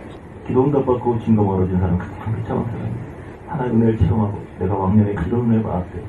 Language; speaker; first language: Korean; native; Korean